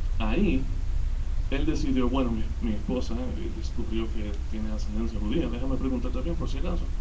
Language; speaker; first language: Spanish; early bilingual, heritage; Spanish